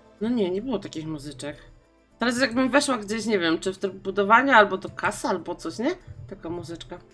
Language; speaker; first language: Polish; native; Polish